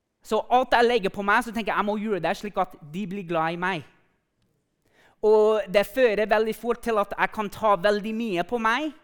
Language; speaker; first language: Norwegian; non-native, fluent; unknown